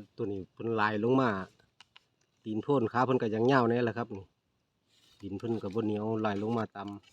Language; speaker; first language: Thai; native; Thai